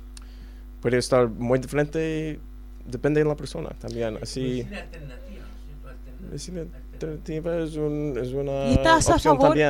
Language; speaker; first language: Spanish; non-native, learner; English